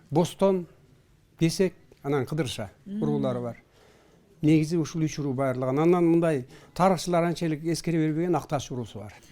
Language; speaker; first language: Kyrgyz; early bilingual, heritage; Kyrgyz